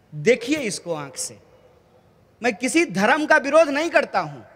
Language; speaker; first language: Hindi; native; Hindi